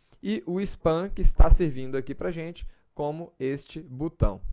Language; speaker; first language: Portuguese; native; Portuguese